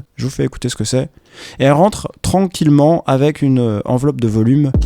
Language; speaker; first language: French; native; French